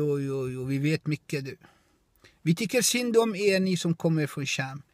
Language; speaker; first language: Swedish; non-native, fluent; Arabic